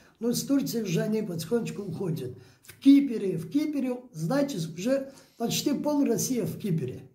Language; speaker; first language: Russian; non-native, local second language; Azerbaijani